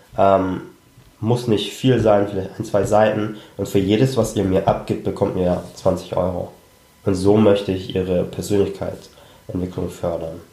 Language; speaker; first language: German; early bilingual, other home language; Cantonese